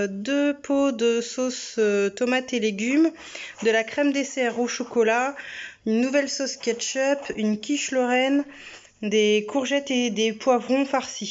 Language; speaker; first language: French; native; French